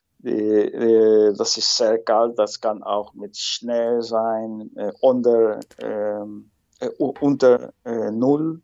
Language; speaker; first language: German; non-native, fluent; Spanish